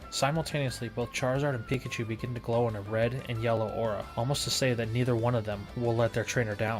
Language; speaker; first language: English; native; English